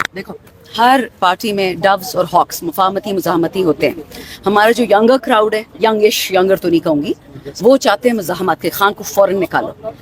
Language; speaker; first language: Urdu; non-native, local second language; Pashto